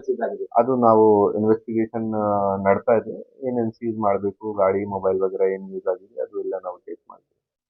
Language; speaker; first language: Kannada; non-native, fluent; Hindi